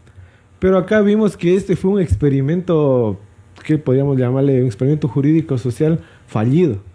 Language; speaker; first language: Spanish; native; Spanish